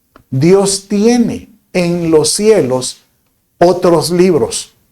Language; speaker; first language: Spanish; native; Spanish